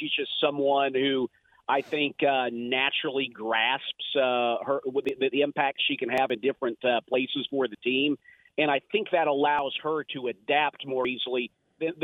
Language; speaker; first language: English; native; English